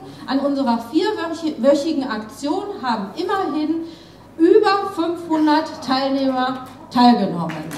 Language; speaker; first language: German; native; German